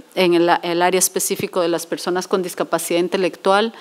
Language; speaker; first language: Spanish; native; Spanish